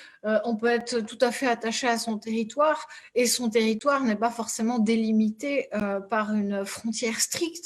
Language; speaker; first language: French; native; French